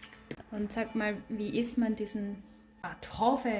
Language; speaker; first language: German; non-native, learner; Korean